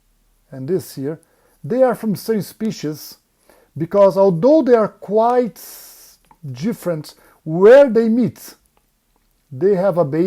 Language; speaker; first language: English; non-native, fluent; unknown